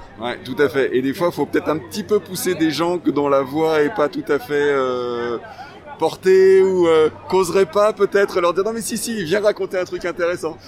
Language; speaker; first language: French; native; French